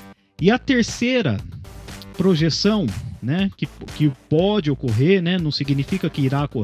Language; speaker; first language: Portuguese; native; Portuguese